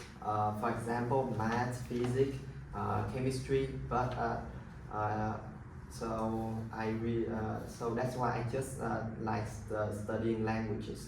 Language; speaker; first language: English; non-native, learner; Vietnamese